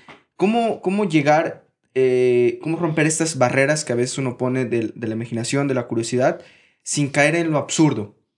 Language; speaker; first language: Spanish; native; Spanish